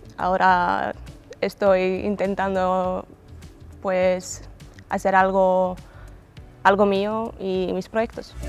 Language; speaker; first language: Spanish; non-native, fluent; Russian